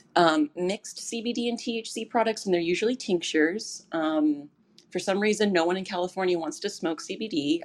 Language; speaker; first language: English; native; English